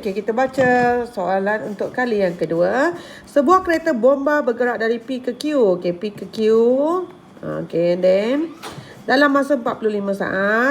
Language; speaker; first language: Malay; native; Malay